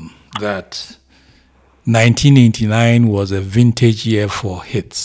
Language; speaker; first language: English; non-native, local second language; Akan